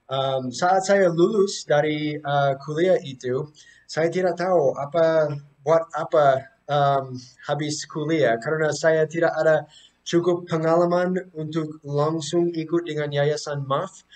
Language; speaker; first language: Indonesian; non-native, fluent; English